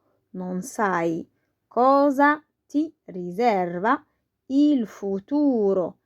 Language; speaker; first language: Italian; non-native, fluent; Arabic